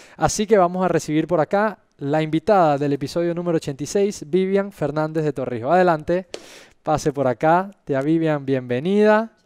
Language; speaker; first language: Spanish; native; Spanish